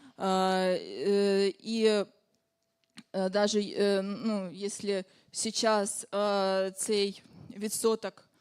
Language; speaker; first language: Ukrainian; non-native, fluent; Russian